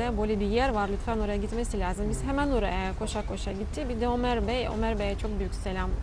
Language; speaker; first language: Turkish; non-native, learner; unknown